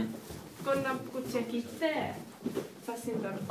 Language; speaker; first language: Japanese; non-native, learner; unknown